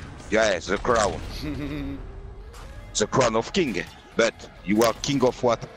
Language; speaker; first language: English; non-native, learner; French